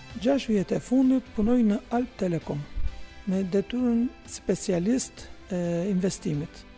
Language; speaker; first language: Albanian; non-native, fluent; Turkish